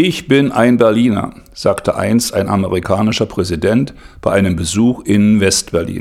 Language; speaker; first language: German; native; German